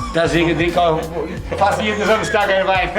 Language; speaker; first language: German; non-native, learner; Portuguese